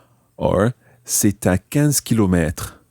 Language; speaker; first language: French; non-native, fluent; English